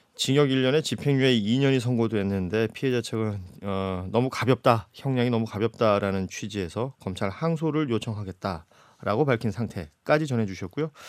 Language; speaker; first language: Korean; native; Korean